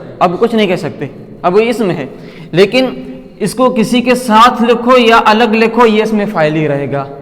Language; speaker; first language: Urdu; native; Urdu